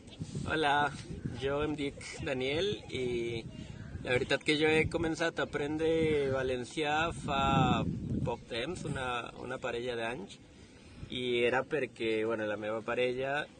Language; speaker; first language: Catalan; non-native, fluent; Spanish